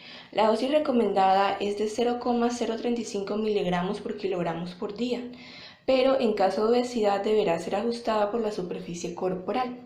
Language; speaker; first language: Spanish; native; Spanish